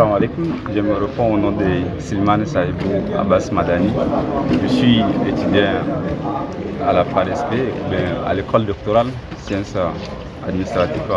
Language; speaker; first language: French; non-native, local second language; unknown